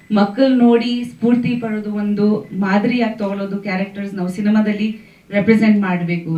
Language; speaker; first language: Kannada; non-native, fluent; Bangla